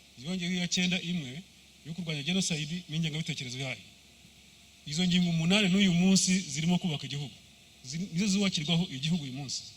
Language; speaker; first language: Kinyarwanda; early bilingual, heritage; Kinyarwanda